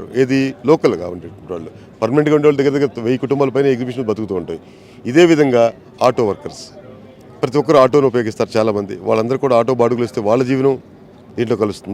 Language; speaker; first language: Telugu; native; Telugu